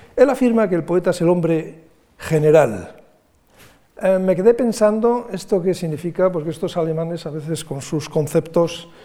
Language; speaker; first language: Spanish; native; Spanish